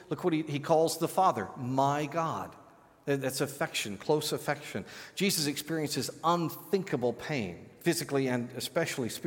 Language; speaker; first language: English; native; English